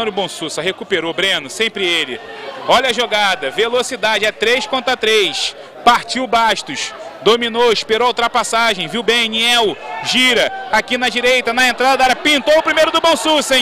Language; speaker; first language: Portuguese; native; Portuguese